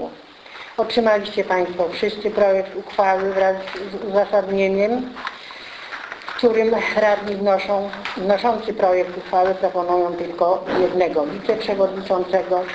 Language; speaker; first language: Polish; native; Polish